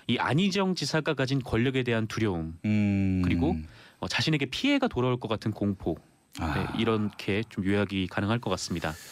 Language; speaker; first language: Korean; native; Korean